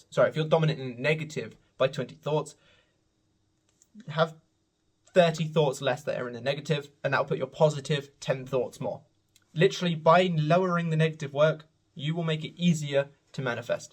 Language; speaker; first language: English; native; English